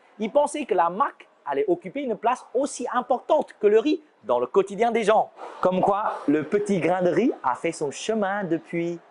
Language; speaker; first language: French; non-native, fluent; Chinese